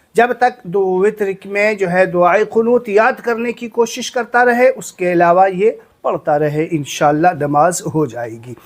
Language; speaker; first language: Urdu; native; Urdu